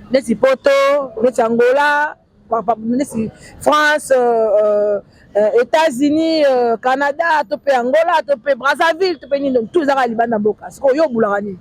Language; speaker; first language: Lingala; native; Lingala